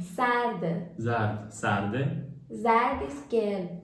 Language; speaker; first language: Persian; native; Persian